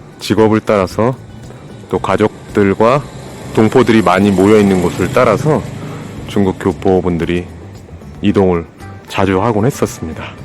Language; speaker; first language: Korean; native; Korean